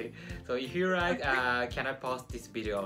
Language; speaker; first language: English; non-native, learner; Japanese